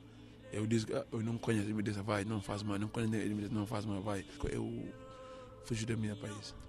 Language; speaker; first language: Portuguese; non-native, learner; Arabic